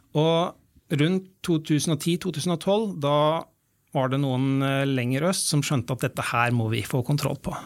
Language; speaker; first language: Norwegian; native; Norwegian